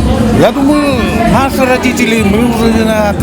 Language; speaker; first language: Russian; native; Russian